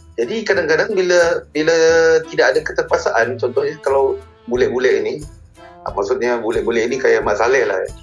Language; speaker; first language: Malay; native; Malay